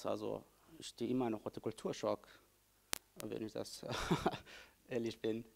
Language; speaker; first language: German; non-native, fluent; Kurdish